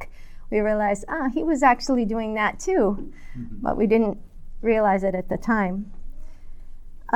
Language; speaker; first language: English; native; English